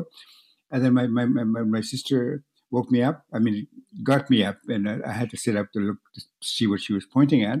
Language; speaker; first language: English; non-native, fluent; Cree